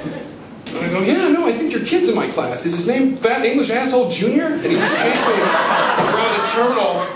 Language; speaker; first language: English; native; English